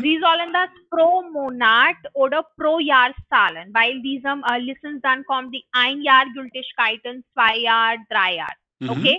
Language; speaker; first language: German; non-native, learner; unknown